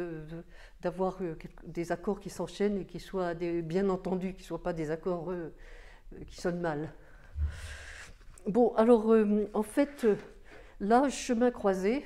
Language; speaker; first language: French; native; French